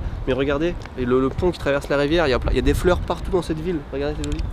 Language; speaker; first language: French; native; French